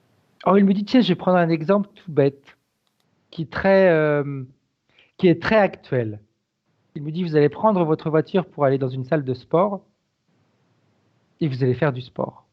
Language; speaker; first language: French; native; French